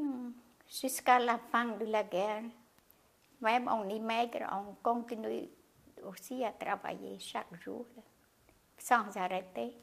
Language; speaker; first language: French; non-native, learner; Khmer